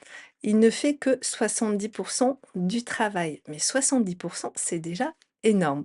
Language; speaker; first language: French; native; French